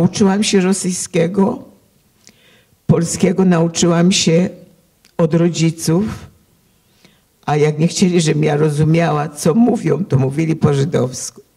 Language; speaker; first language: Polish; early bilingual, heritage; Polish